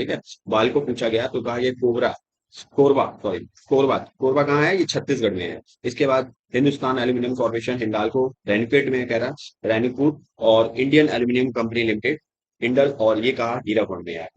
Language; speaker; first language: Hindi; native; Hindi